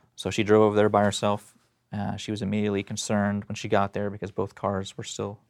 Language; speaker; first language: English; native; English